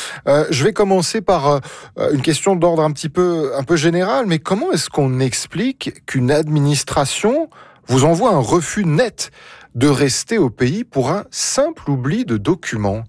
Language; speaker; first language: French; native; French